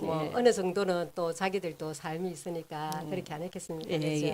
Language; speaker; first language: Korean; native; Korean